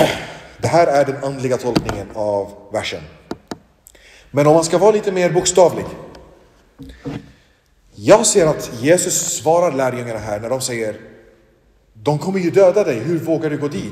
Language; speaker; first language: Swedish; non-native, local second language; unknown